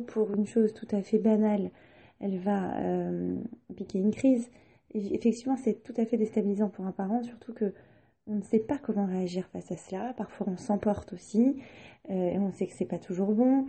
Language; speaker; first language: French; native; French